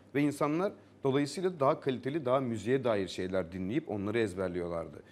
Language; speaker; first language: Turkish; native; Turkish